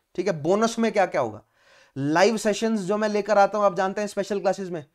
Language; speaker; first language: Hindi; native; Hindi